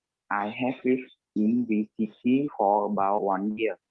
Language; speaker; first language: English; non-native, learner; Vietnamese